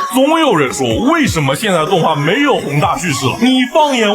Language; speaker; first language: Chinese; native; Chinese